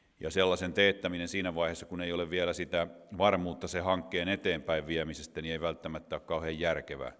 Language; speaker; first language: Finnish; native; Finnish